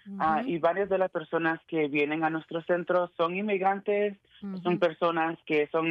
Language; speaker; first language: Spanish; early bilingual, heritage; Spanish